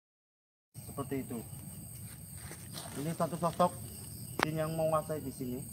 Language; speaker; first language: Indonesian; non-native, local second language; Javanese